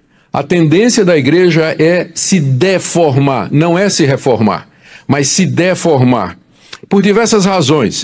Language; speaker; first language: Portuguese; native; Portuguese